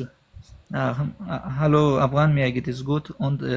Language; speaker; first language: German; non-native, learner; Pashto